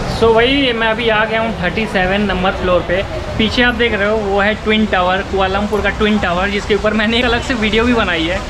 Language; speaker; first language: Hindi; native; Hindi